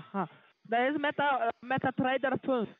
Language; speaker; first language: German; non-native, learner; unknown